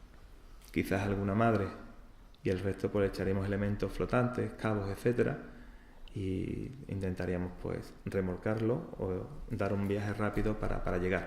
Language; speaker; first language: Spanish; native; Spanish